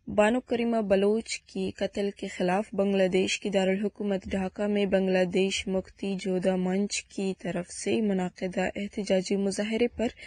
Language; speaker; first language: Urdu; non-native, local second language; Baluchi